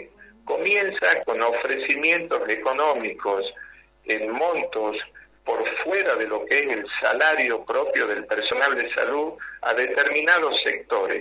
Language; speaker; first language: Spanish; native; Spanish